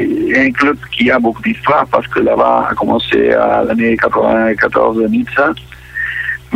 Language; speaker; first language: French; non-native, local second language; Catalan